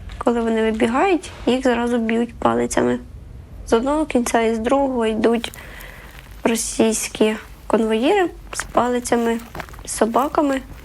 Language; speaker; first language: Ukrainian; native; Ukrainian